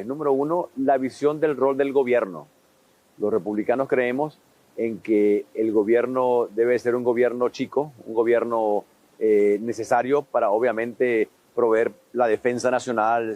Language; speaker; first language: Spanish; native; Spanish